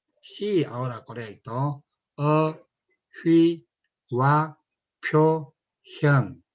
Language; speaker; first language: Spanish; non-native, learner; Korean